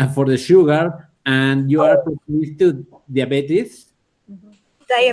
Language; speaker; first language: English; non-native, learner; Spanish